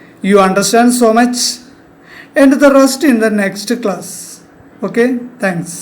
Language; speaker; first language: English; non-native, local second language; Malayalam